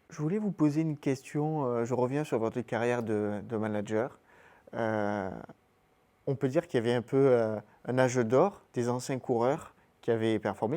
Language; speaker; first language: French; native; French